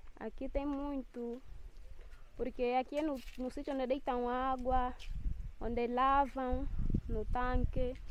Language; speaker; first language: Portuguese; non-native, local second language; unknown